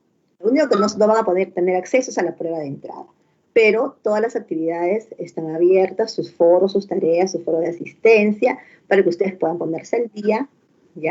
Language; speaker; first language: Spanish; native; Spanish